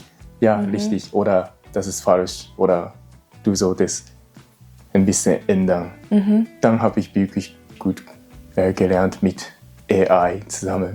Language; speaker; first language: German; non-native, learner; Japanese